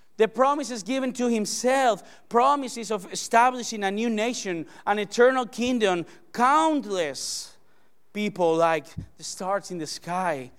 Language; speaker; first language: English; non-native, fluent; Spanish